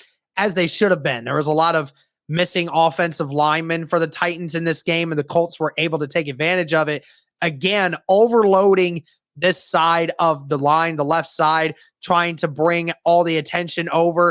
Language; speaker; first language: English; native; English